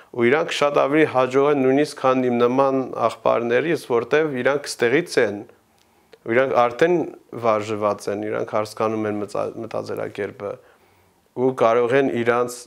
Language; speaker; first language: Armenian; early bilingual, heritage; Armenian